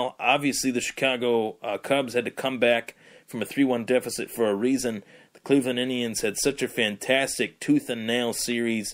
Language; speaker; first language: English; native; English